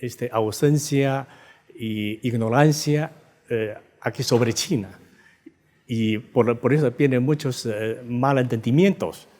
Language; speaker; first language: Spanish; non-native, fluent; Chinese